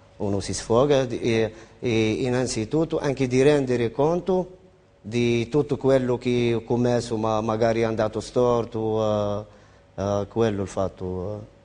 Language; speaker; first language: Italian; non-native, fluent; Arabic